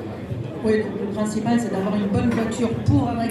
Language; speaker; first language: French; native; French